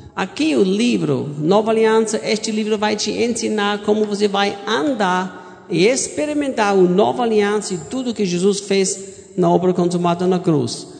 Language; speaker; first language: Portuguese; non-native, learner; German